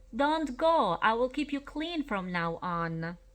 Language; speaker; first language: English; non-native, fluent; Albanian